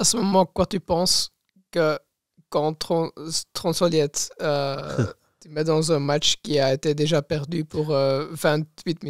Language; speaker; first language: French; non-native, local second language; Dutch